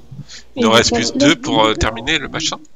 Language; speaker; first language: French; native; French